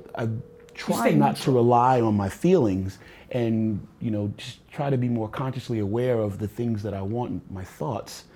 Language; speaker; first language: English; native; English